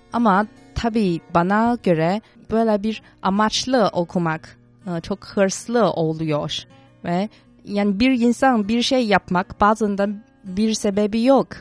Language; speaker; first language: Turkish; non-native, fluent; Chinese